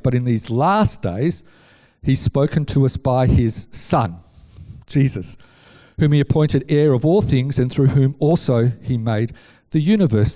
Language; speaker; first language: English; native; English